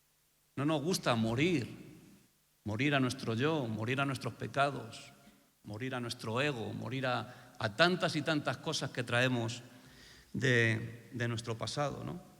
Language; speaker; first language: Spanish; native; Spanish